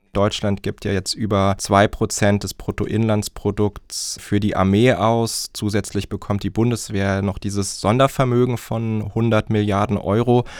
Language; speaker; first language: German; native; German